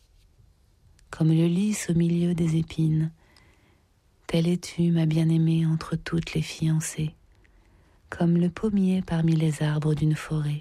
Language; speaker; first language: French; native; French